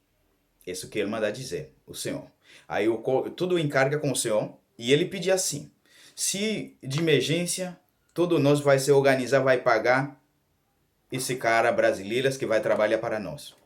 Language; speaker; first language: Portuguese; non-native, learner; Haitian Creole